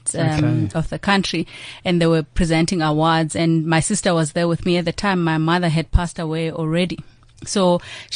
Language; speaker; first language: English; non-native, local second language; Xhosa